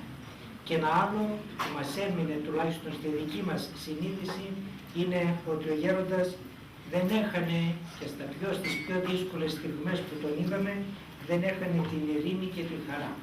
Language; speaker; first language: Greek; native; Greek